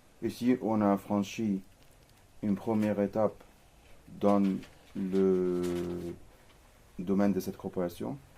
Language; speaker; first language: French; non-native, fluent; Arabic